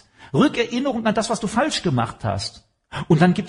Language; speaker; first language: German; native; German